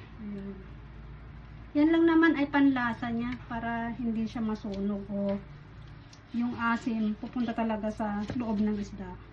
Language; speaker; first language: Filipino; native; Filipino